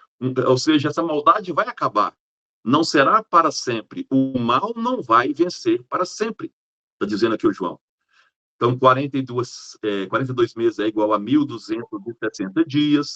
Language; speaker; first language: Portuguese; native; Portuguese